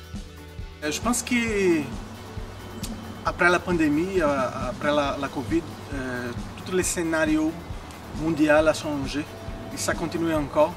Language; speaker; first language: French; non-native, fluent; Portuguese